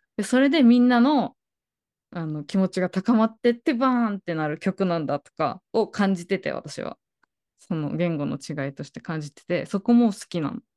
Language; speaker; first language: Japanese; native; Japanese